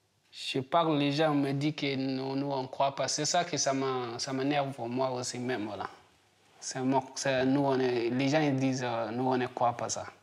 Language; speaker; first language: French; non-native, learner; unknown